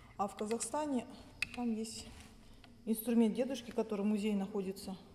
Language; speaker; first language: Russian; non-native, local second language; Kazakh